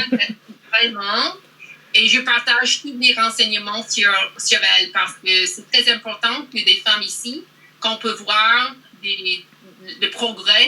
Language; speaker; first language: French; non-native, learner; English